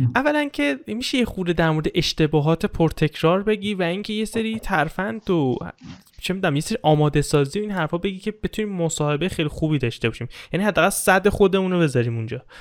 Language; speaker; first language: Persian; native; Persian